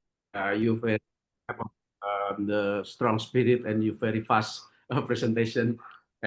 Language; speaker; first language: English; non-native, learner; Indonesian